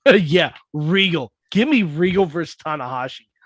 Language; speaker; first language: English; native; English